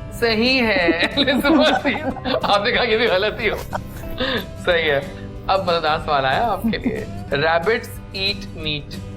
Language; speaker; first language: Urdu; native; Urdu